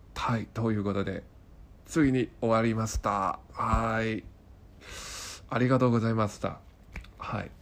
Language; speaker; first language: Japanese; non-native, fluent; Cantonese